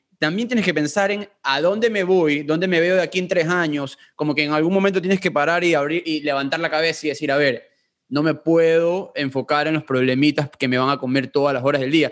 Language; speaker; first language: Spanish; native; Spanish